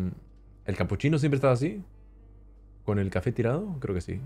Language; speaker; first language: Spanish; native; Spanish